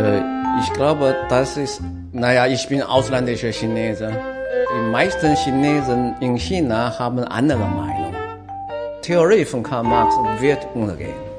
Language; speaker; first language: German; non-native, learner; Chinese